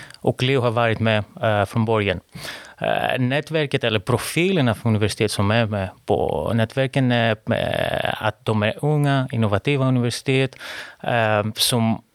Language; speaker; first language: Swedish; non-native, fluent; Greek